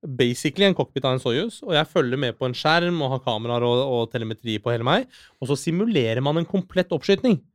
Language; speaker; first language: Norwegian; early bilingual, other home language; Persian